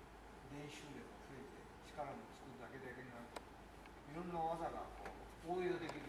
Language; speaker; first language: Japanese; native; Japanese